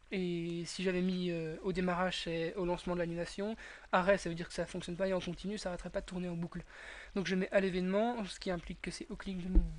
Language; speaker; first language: French; native; French